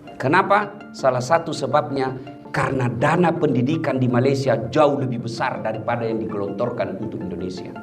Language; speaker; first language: Indonesian; native; Indonesian